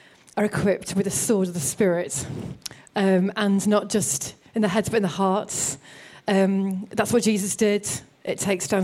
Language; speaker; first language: English; native; English